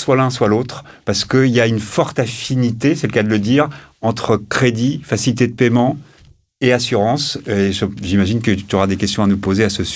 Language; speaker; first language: French; native; French